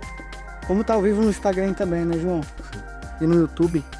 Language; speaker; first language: Portuguese; native; Portuguese